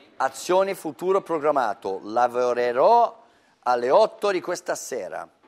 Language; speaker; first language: Italian; non-native, fluent; English